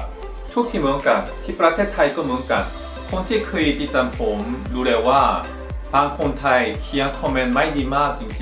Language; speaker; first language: Thai; non-native, fluent; Korean